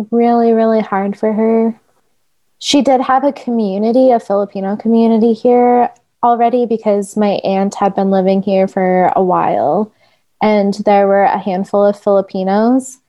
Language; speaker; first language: English; native; English